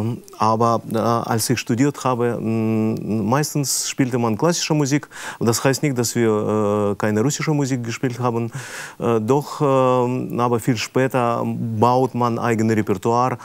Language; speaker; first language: German; non-native, fluent; Russian